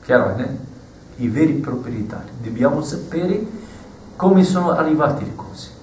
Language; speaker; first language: Italian; non-native, fluent; Arabic